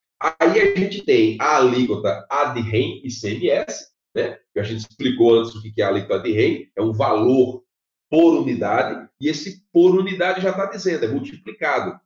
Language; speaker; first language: Portuguese; native; Portuguese